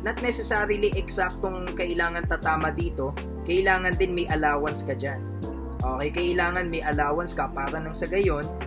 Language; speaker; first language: Filipino; native; Filipino